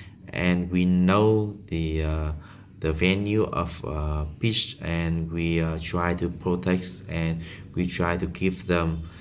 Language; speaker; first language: English; non-native, learner; Vietnamese